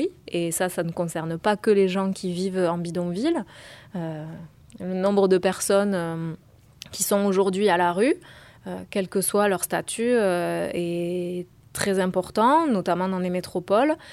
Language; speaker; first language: French; native; French